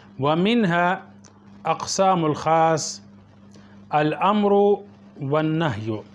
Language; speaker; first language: Arabic; non-native, fluent; Urdu